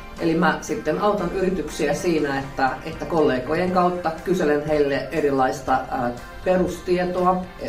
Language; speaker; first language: Finnish; native; Finnish